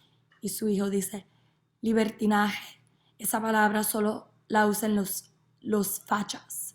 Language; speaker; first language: Spanish; non-native, learner; English